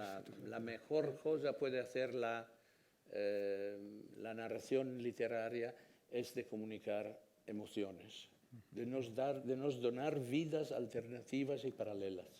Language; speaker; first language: Spanish; non-native, fluent; Italian